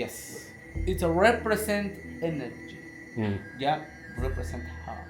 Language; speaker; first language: English; non-native, learner; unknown